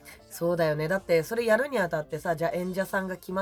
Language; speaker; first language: Japanese; native; Japanese